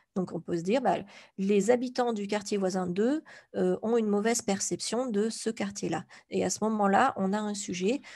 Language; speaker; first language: French; native; French